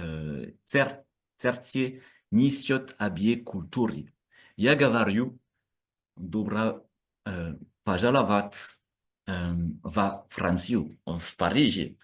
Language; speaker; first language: Russian; non-native, learner; French